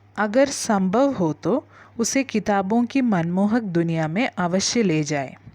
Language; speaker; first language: Hindi; non-native, local second language; Malayalam